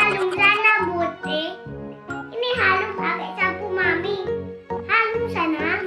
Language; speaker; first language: Indonesian; native; Indonesian